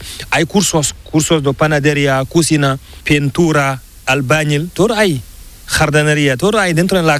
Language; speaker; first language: Spanish; non-native, learner; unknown